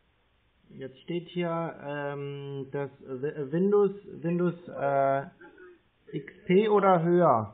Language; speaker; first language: German; native; German